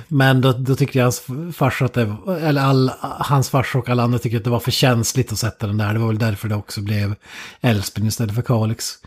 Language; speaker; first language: Swedish; native; Swedish